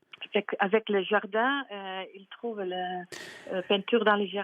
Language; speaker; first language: French; non-native, learner; Dutch